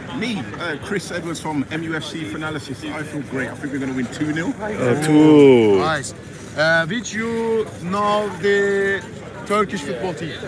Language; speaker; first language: English; non-native, learner; Turkish